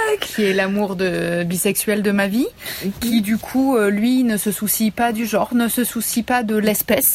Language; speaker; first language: French; native; French